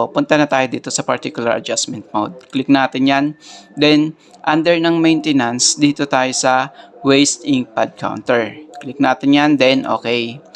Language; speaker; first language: Filipino; native; Filipino